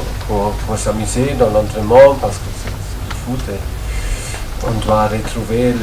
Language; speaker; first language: French; non-native, learner; German